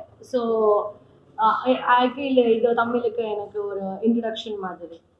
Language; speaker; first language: Tamil; non-native, fluent; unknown